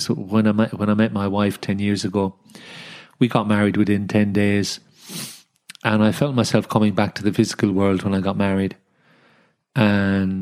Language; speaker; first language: English; native; English